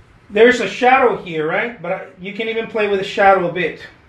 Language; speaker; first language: English; non-native, fluent; Spanish